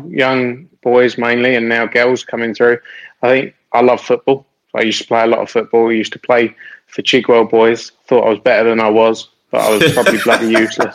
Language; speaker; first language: English; native; English